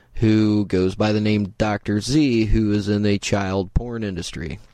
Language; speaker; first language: English; native; English